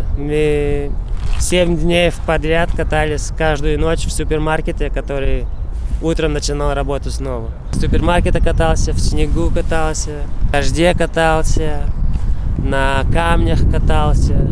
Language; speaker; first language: Russian; non-native, local second language; Latvian